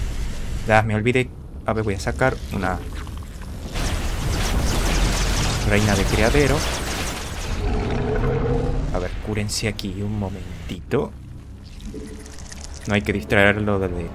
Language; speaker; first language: Spanish; native; Spanish